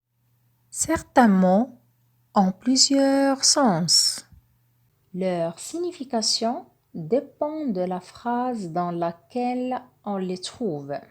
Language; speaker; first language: French; non-native, local second language; Arabic